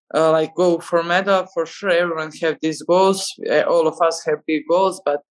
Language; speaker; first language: English; non-native, fluent; Serbian